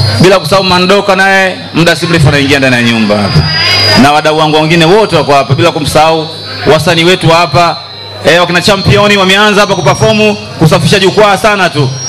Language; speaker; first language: Swahili; native; Swahili